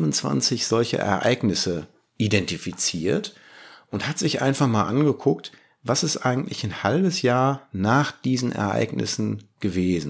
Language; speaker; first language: German; native; German